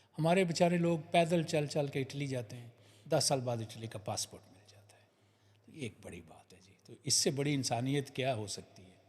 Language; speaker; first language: Urdu; non-native, local second language; Punjabi